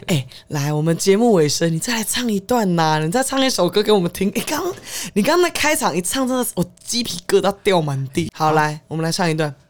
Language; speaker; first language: Chinese; native; Chinese